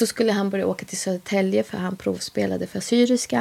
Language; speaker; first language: Swedish; native; Swedish